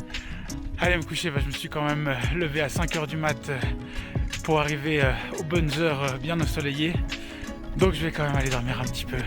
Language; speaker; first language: French; native; French